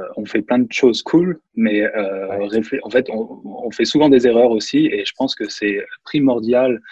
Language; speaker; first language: French; native; French